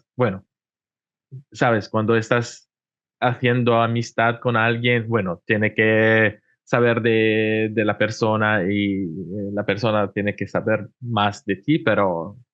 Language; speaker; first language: Spanish; non-native, fluent; Arabic